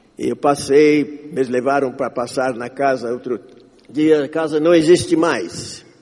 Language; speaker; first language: Portuguese; non-native, fluent; English